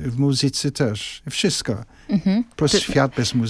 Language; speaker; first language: Polish; non-native, fluent; English